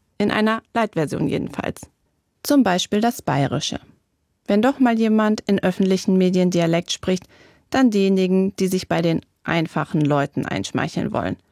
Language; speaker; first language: German; native; German